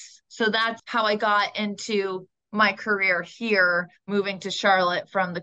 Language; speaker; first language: English; native; English